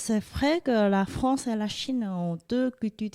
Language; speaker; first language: French; non-native, fluent; Chinese